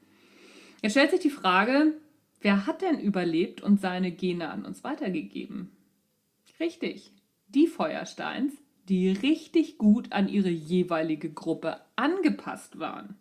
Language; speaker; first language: German; native; German